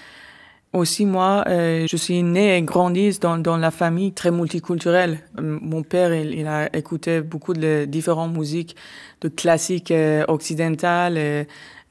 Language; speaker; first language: French; non-native, learner; Persian